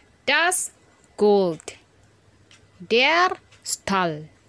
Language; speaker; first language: German; non-native, fluent; Indonesian